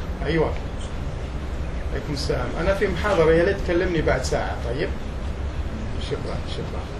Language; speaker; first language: Arabic; native; Arabic